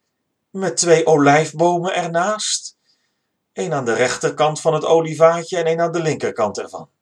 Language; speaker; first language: Dutch; native; Dutch